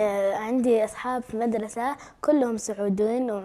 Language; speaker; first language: Arabic; early bilingual, heritage; Arabic